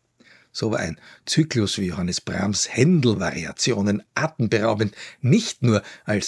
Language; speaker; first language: German; native; German